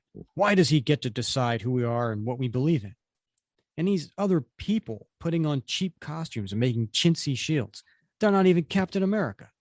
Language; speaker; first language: English; native; English